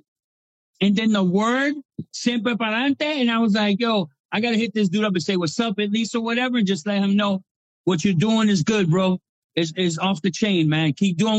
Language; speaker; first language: English; native; English